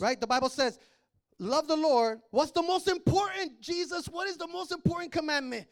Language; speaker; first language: English; native; English